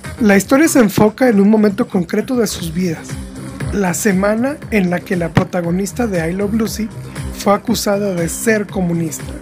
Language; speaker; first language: Spanish; native; Spanish